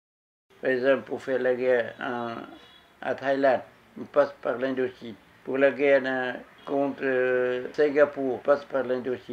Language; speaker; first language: French; non-native, local second language; Vietnamese